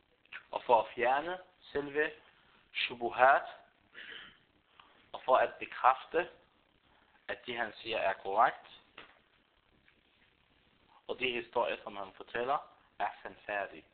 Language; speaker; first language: Danish; non-native, fluent; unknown